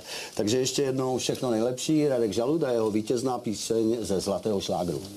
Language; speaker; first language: Czech; native; Czech